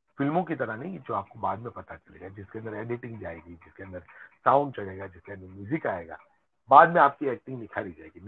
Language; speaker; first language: Hindi; native; Hindi